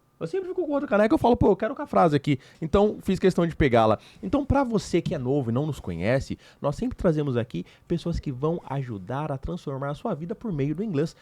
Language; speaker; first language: Portuguese; native; Portuguese